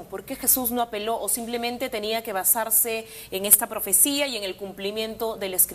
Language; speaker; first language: Spanish; native; Spanish